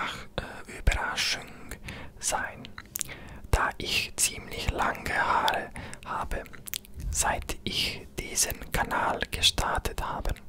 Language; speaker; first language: German; non-native, learner; English